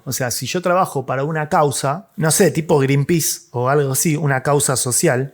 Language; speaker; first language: Spanish; native; Spanish